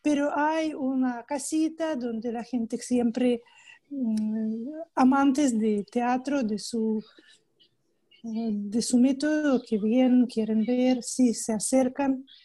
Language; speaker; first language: Spanish; non-native, fluent; Russian